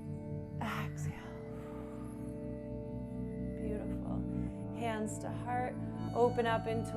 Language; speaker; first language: English; native; English